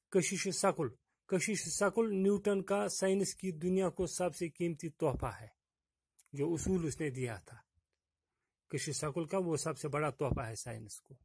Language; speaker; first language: Urdu; non-native, local second language; Kashmiri